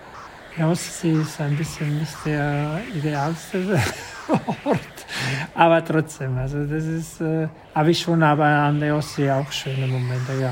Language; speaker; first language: German; non-native, fluent; Italian